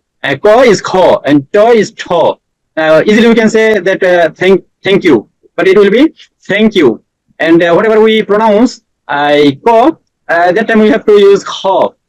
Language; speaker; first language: English; non-native, learner; Bangla